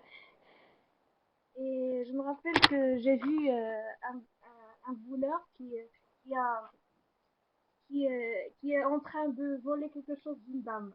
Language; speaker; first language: French; non-native, learner; Arabic